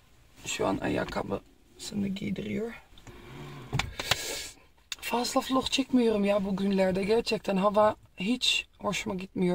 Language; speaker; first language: Turkish; non-native, learner; Dutch